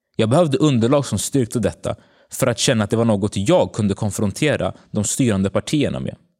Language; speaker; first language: Swedish; early bilingual, other home language; Tigrinya